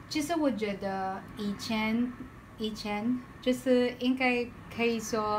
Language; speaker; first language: Chinese; non-native, learner; Filipino